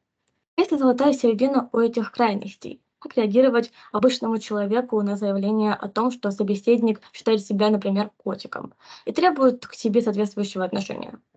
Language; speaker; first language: Russian; native; Russian